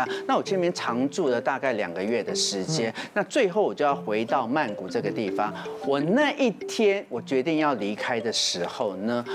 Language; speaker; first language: Chinese; native; Chinese